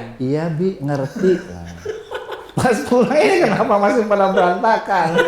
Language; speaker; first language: Indonesian; non-native, local second language; Sundanese